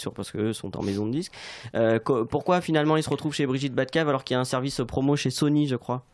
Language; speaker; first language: French; native; French